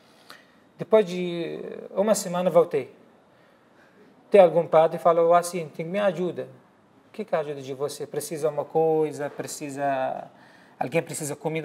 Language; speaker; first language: Portuguese; non-native, learner; Arabic